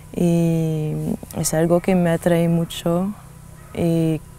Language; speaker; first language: Spanish; non-native, fluent; French